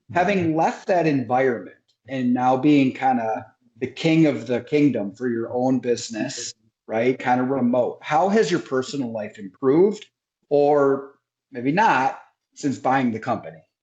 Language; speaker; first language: English; native; English